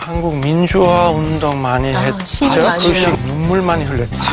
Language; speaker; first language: Korean; non-native, fluent; English